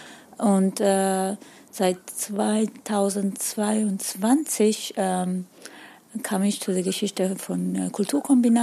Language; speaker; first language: German; non-native, fluent; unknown